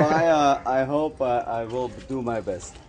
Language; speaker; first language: English; non-native, learner; German